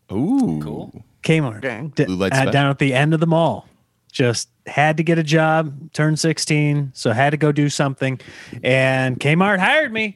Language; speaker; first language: English; native; English